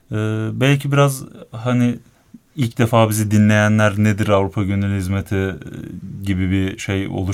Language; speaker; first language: Turkish; native; Turkish